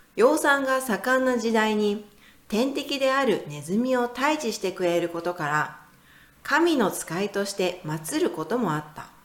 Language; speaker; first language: Japanese; native; Japanese